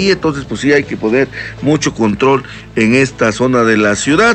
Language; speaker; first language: Spanish; native; Spanish